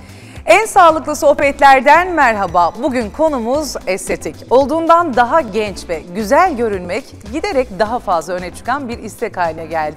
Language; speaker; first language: Turkish; native; Turkish